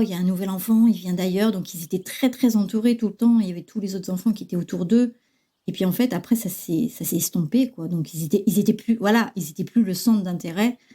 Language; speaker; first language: French; early bilingual, other home language; Chinese